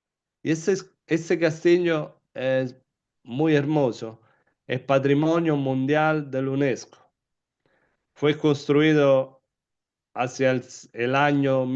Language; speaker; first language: Spanish; non-native, fluent; Italian